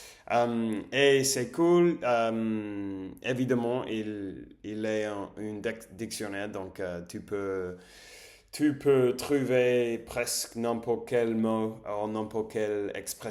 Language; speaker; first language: French; non-native, learner; English